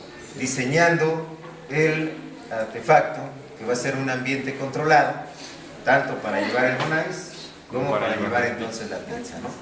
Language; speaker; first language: Spanish; native; Spanish